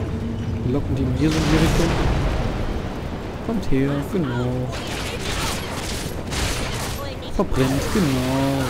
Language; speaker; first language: German; native; German